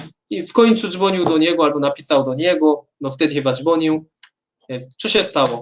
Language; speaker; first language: Polish; non-native, fluent; Korean